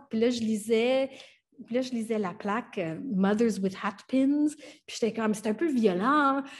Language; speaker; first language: French; non-native, local second language; English